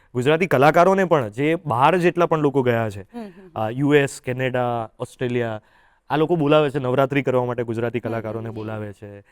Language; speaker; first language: Gujarati; native; Gujarati